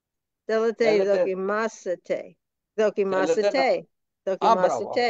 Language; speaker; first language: Greek; non-native, learner; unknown